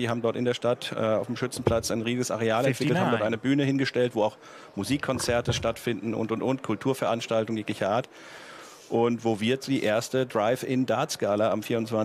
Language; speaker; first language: German; native; German